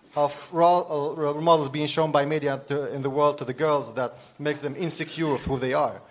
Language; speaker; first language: English; non-native, fluent; Arabic